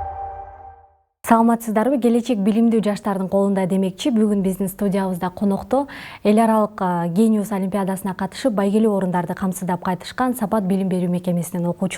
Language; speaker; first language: Kyrgyz; native; Kyrgyz